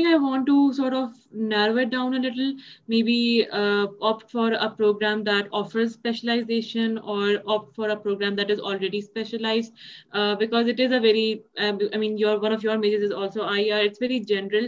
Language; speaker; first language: English; non-native, local second language; Urdu